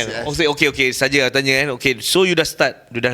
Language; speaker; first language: Malay; native; Malay